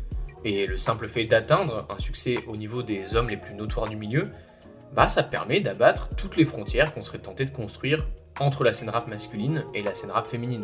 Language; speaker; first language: French; native; French